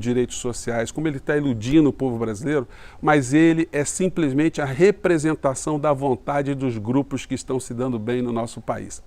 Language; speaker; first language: Portuguese; native; Portuguese